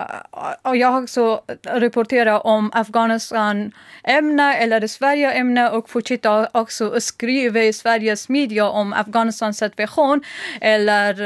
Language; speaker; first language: Swedish; non-native, learner; Persian